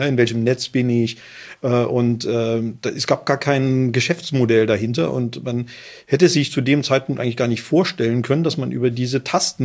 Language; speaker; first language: German; native; German